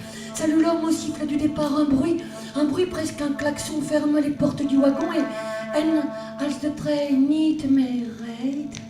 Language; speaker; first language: French; native; French